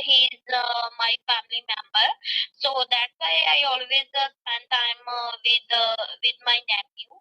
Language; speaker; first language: English; non-native, learner; Punjabi